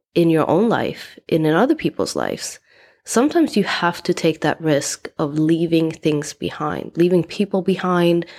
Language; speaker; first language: English; non-native, fluent; Swedish